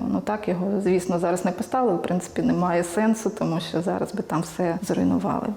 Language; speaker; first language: Ukrainian; native; Ukrainian